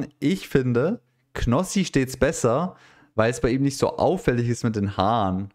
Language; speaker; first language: German; native; German